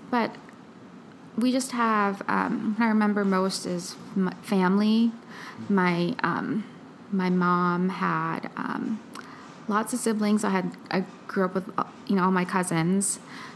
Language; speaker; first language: English; early bilingual, other home language; Filipino